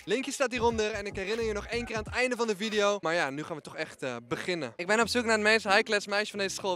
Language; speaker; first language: Dutch; native; Dutch